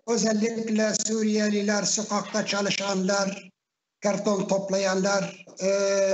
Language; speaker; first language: Turkish; non-native, fluent; Arabic